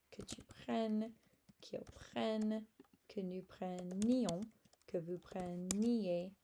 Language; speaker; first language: French; non-native, fluent; English